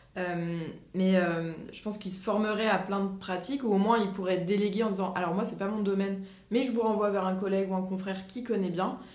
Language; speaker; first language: French; native; French